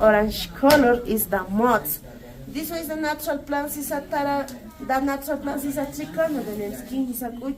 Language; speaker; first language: English; non-native, learner; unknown